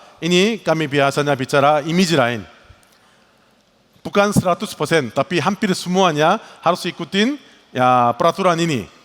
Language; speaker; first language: Indonesian; non-native, learner; Korean